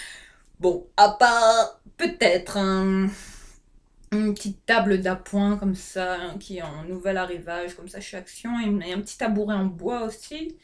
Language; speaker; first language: French; native; French